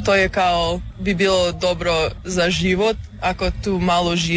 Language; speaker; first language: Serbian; early bilingual, heritage; English